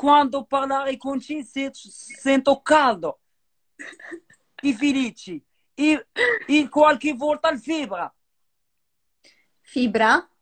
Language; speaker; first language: Italian; non-native, learner; Arabic